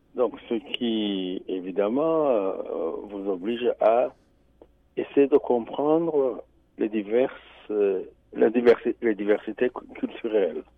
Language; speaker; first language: French; non-native, local second language; Rundi